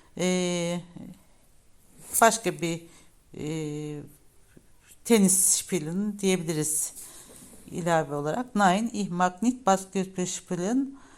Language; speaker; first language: Turkish; native; Turkish